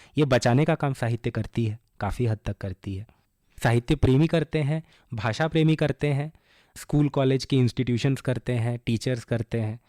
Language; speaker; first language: Hindi; non-native, local second language; Bangla